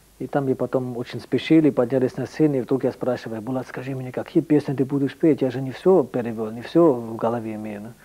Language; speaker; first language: Russian; non-native, fluent; German